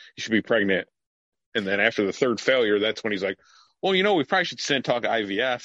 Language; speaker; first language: English; native; English